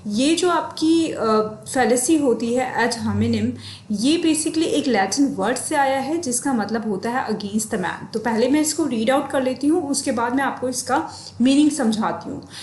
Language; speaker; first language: Hindi; native; Hindi